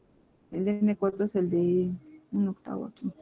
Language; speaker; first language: Spanish; native; Spanish